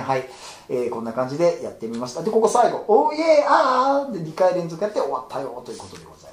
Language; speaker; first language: Japanese; native; Japanese